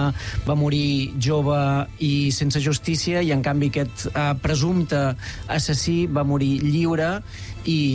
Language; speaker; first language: Catalan; native; Catalan